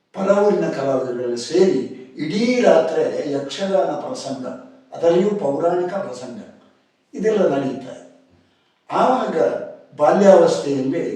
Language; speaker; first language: Kannada; non-native, local second language; Tulu